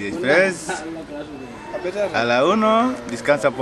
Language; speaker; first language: Spanish; non-native, learner; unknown